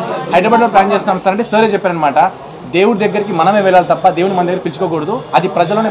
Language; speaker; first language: Telugu; native; Telugu